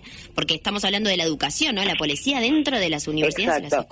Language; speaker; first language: Spanish; native; Spanish